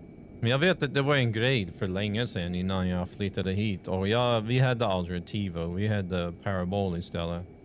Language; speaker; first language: Swedish; non-native, fluent; English